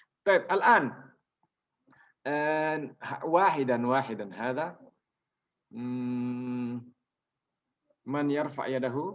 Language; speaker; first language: Arabic; non-native, fluent; Indonesian